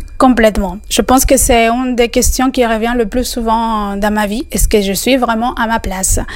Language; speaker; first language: French; non-native, fluent; Spanish